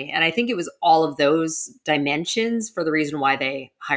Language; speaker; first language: English; native; English